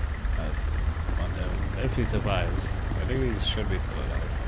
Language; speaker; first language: English; native; English